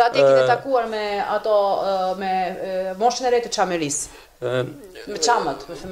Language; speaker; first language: Albanian; native; Albanian